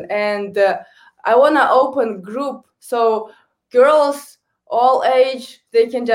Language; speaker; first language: English; non-native, learner; Kazakh